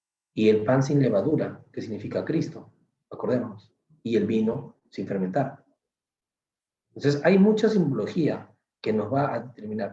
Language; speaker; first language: Spanish; native; Spanish